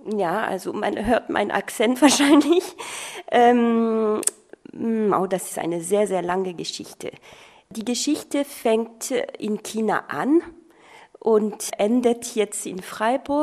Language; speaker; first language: German; non-native, fluent; French